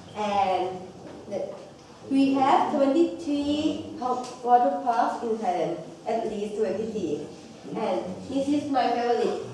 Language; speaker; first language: English; non-native, local second language; Thai